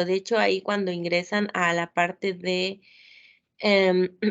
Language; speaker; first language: Spanish; native; Spanish